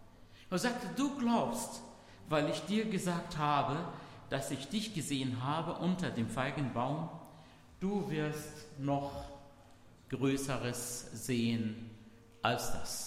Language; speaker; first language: German; non-native, fluent; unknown